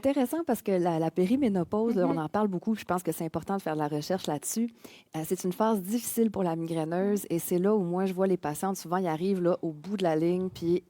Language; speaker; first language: French; native; French